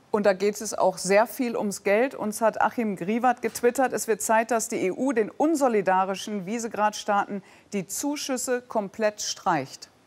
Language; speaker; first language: German; native; German